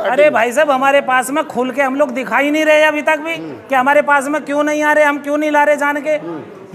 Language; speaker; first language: Hindi; native; Hindi